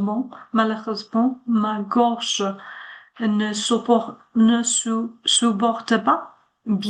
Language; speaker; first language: French; non-native, learner; Chinese